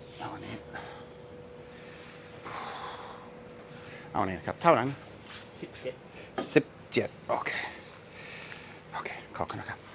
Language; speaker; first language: Thai; non-native, learner; English